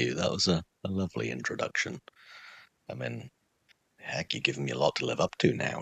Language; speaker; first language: English; native; English